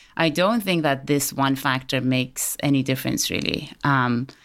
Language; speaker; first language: English; early bilingual, other home language; Persian